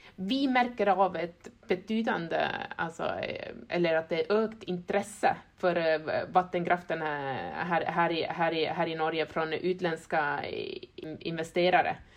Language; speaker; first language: Swedish; non-native, fluent; Estonian